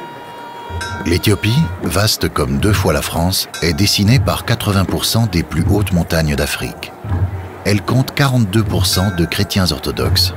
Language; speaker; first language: French; native; French